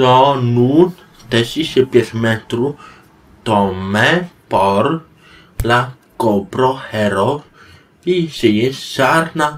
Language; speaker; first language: Polish; non-native, learner; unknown